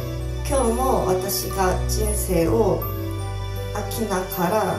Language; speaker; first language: Japanese; non-native, learner; Korean